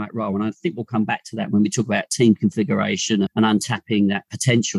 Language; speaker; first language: English; native; English